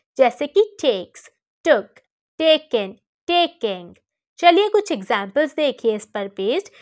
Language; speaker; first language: Hindi; native; Hindi